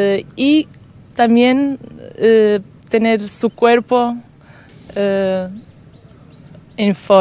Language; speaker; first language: Spanish; non-native, fluent; Portuguese